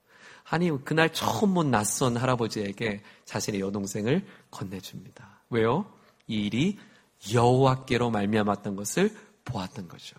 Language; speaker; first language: Korean; native; Korean